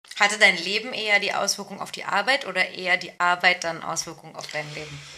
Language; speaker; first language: German; native; German